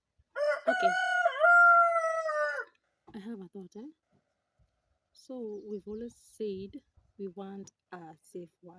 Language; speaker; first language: English; non-native, local second language; Swahili